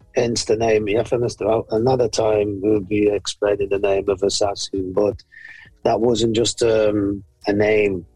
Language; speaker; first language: English; native; English